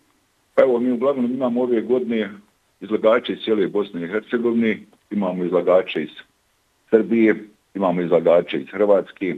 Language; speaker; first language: Bosnian; native; Bosnian